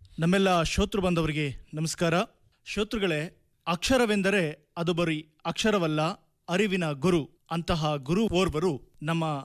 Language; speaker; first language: Kannada; native; Kannada